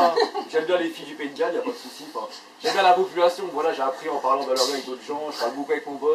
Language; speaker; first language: French; native; French